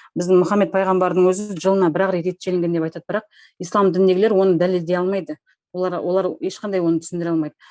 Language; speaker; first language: Kazakh; native; Kazakh